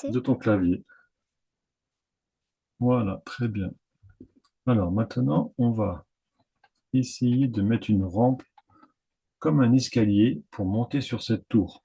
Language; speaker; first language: French; native; French